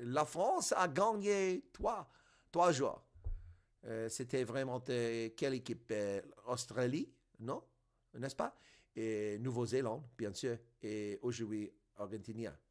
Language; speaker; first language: French; non-native, learner; English